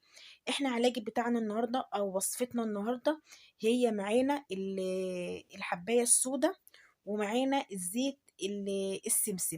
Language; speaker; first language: Arabic; native; Arabic